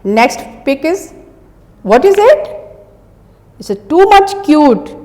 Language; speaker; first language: English; non-native, local second language; Urdu